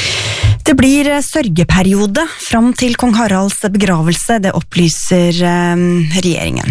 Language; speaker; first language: Norwegian; native; Norwegian